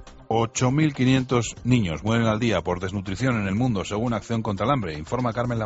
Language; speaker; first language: Spanish; native; Spanish